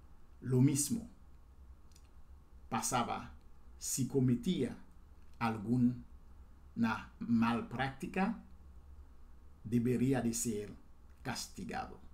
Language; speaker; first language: Spanish; non-native, fluent; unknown